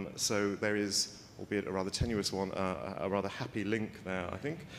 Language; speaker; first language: English; native; English